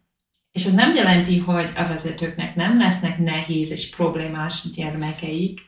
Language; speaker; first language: Hungarian; non-native, learner; English